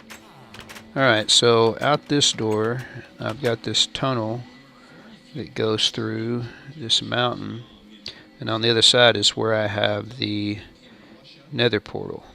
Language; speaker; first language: English; native; English